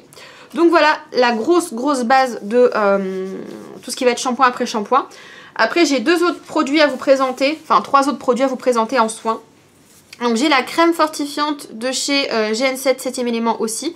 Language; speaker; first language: French; native; French